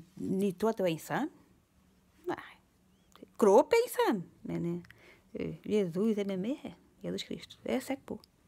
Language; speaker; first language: Swedish; non-native, learner; Portuguese